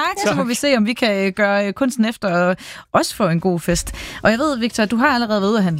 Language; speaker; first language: Danish; native; Danish